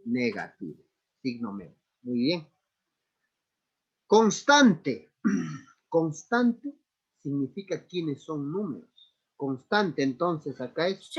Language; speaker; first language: Spanish; native; Spanish